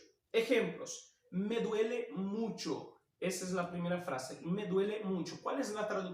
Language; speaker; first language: Spanish; non-native, fluent; Portuguese